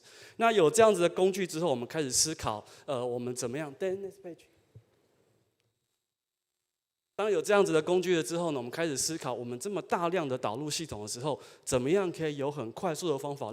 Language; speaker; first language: Chinese; native; Chinese